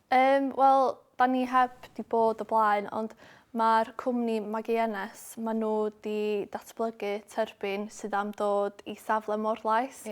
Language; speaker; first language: Welsh; non-native, local second language; English